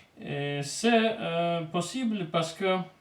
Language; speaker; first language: French; non-native, learner; Polish